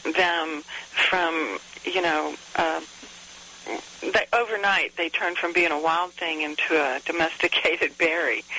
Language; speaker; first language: English; native; English